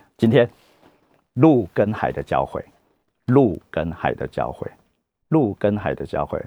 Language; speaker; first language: Chinese; native; Chinese